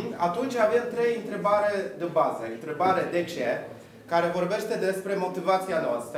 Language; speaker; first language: Romanian; non-native, fluent; Polish